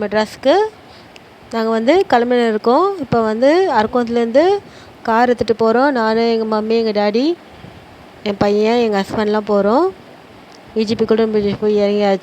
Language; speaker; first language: Tamil; native; Tamil